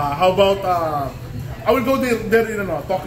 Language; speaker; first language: English; non-native, local second language; Filipino